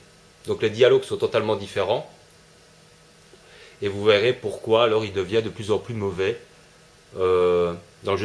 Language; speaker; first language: French; native; French